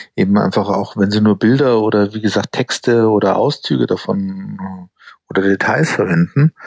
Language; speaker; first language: German; non-native, fluent; English